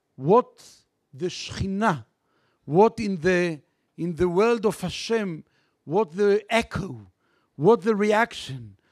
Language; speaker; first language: English; non-native, fluent; Hebrew